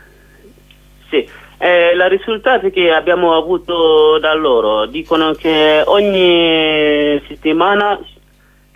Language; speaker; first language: Italian; non-native, learner; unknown